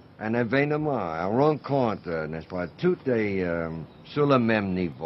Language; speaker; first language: French; non-native, fluent; English